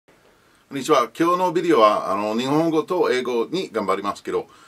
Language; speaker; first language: Japanese; non-native, learner; English